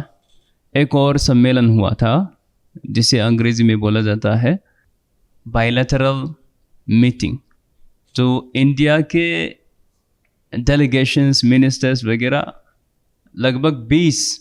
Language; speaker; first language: Hindi; non-native, fluent; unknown